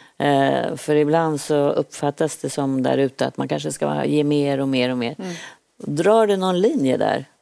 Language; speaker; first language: Swedish; native; Swedish